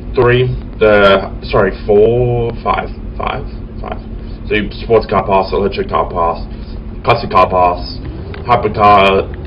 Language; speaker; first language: English; native; English